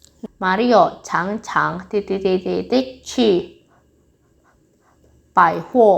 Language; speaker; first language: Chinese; non-native, fluent; Indonesian